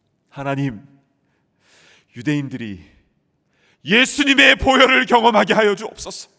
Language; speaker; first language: Korean; native; Korean